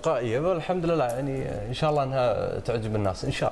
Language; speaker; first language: Arabic; native; Arabic